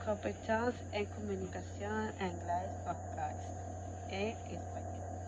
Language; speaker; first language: French; non-native, learner; Spanish